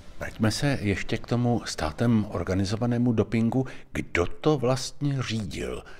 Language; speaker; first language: Czech; native; Czech